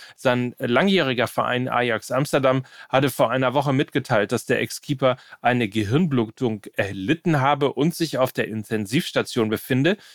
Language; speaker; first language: German; native; German